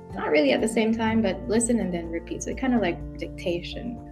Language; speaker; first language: English; non-native, local second language; Filipino